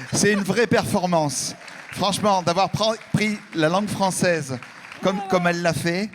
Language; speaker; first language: French; native; French